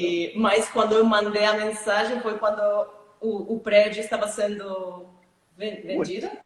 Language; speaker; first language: Portuguese; non-native, fluent; Spanish